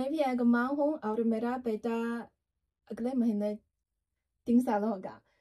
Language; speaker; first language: Hindi; non-native, learner; Chinese